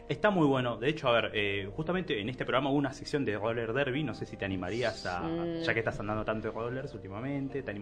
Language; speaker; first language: Spanish; native; Spanish